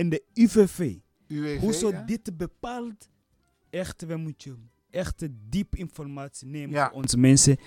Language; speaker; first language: Dutch; non-native, learner; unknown